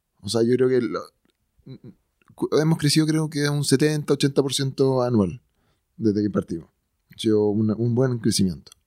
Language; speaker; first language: Spanish; native; Spanish